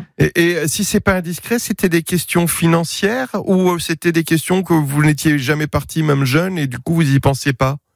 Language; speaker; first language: French; native; French